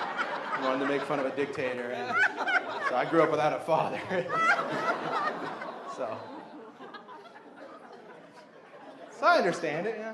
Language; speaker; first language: English; native; English